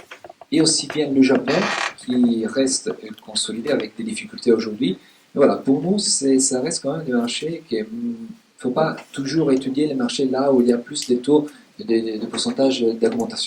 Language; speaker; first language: French; native; French